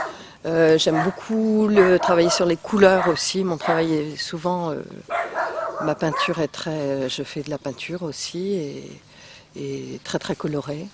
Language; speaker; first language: French; native; French